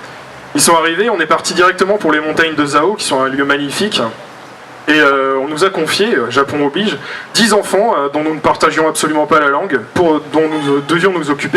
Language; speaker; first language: French; native; French